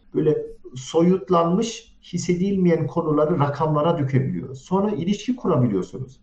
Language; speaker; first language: Turkish; early bilingual, heritage; Turkish